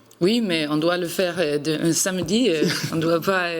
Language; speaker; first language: French; non-native, learner; Danish